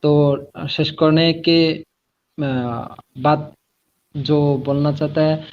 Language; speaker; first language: Hindi; non-native, learner; Bangla